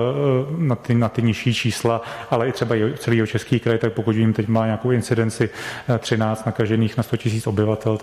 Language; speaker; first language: Czech; native; Czech